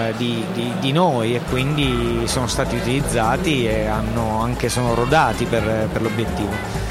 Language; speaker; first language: Italian; native; Italian